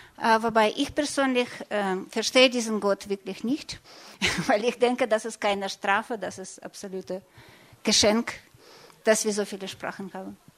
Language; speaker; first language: German; non-native, fluent; Russian